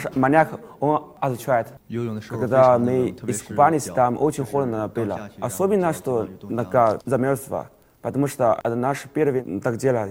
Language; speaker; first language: Russian; non-native, learner; Chinese